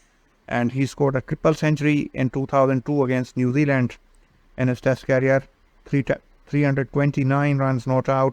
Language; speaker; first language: English; non-native, local second language; Urdu